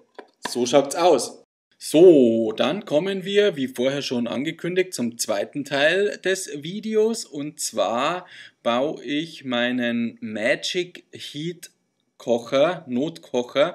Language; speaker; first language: German; native; German